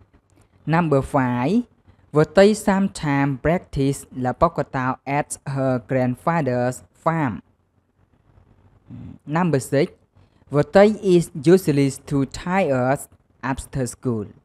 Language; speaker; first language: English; non-native, learner; Khmer